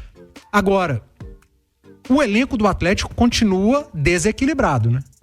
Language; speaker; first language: Portuguese; native; Portuguese